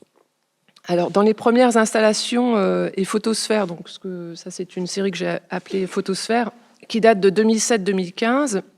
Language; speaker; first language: French; native; French